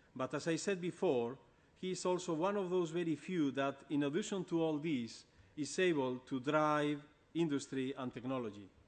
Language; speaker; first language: English; non-native, fluent; Basque